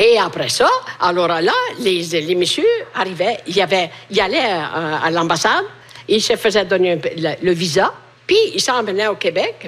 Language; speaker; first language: French; non-native, fluent; Italian